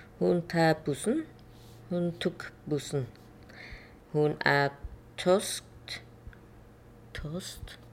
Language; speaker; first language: Norwegian; non-native, learner; Vietnamese